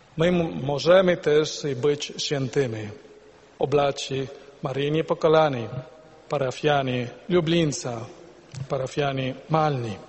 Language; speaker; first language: Polish; non-native, learner; Spanish